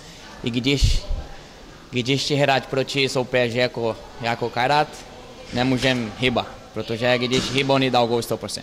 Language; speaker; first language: Czech; non-native, learner; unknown